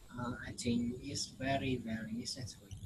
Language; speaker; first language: English; non-native, learner; Vietnamese